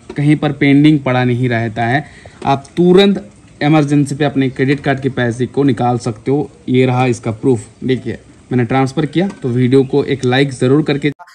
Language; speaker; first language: Hindi; native; Hindi